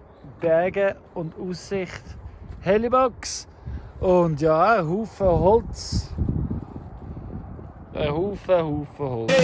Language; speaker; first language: German; native; German